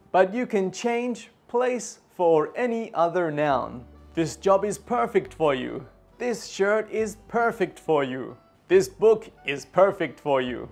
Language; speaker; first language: English; native; English